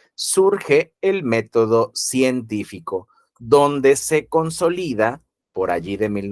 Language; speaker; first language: Spanish; native; Spanish